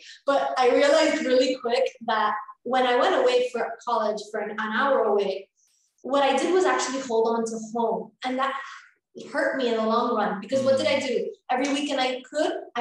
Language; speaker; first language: English; early bilingual, other home language; Spanish